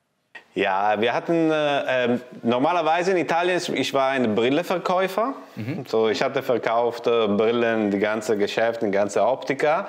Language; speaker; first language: German; non-native, learner; Italian